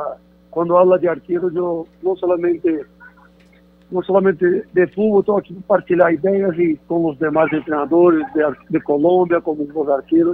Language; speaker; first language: Spanish; non-native, fluent; Portuguese